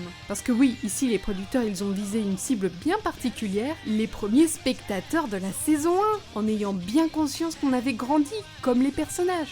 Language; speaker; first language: French; native; French